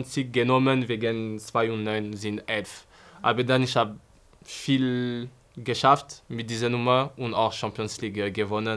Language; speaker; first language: German; non-native, fluent; French